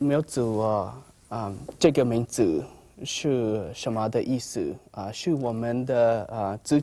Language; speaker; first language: Chinese; non-native, learner; Hmong